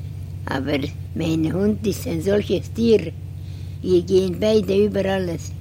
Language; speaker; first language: German; non-native, learner; Estonian